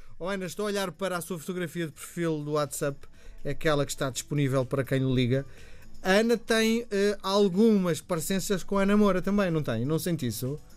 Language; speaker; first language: Portuguese; native; Portuguese